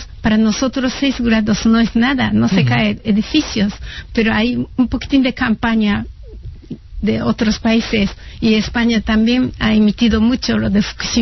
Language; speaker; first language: Spanish; non-native, fluent; Japanese